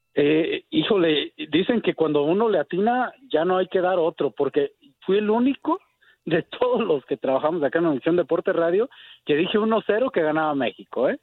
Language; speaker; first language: Spanish; native; Spanish